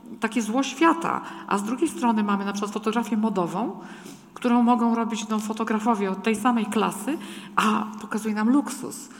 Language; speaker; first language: Polish; native; Polish